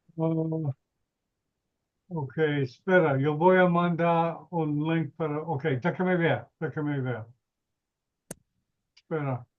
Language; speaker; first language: Spanish; non-native, learner; English